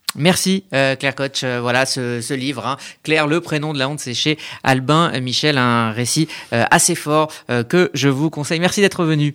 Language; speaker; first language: French; native; French